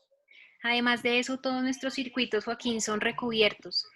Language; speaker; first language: Spanish; native; Spanish